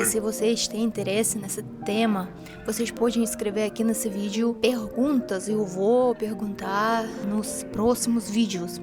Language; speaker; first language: Portuguese; non-native, fluent; Russian